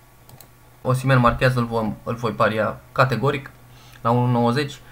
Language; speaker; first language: Romanian; native; Romanian